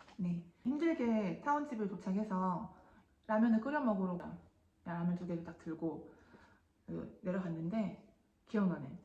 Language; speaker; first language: Korean; native; Korean